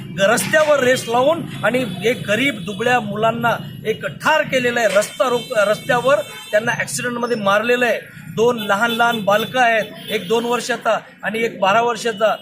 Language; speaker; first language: Marathi; non-native, local second language; Lambadi